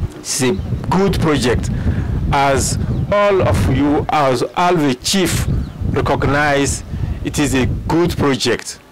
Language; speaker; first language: English; non-native, fluent; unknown